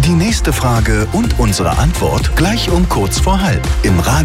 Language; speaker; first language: German; native; German